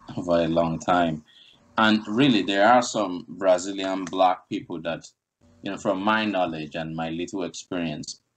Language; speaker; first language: English; non-native, local second language; Igbo